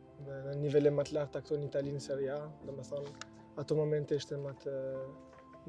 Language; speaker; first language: Albanian; early bilingual, heritage; Albanian